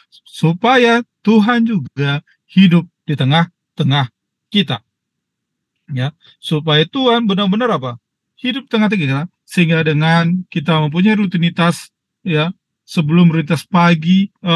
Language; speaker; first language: Indonesian; native; Indonesian